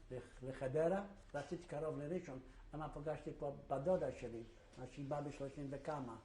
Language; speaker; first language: Hebrew; non-native, fluent; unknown